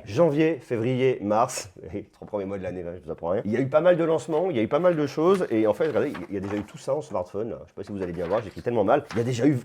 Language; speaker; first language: French; native; French